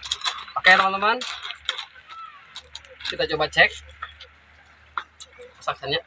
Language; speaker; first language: Indonesian; non-native, local second language; Sundanese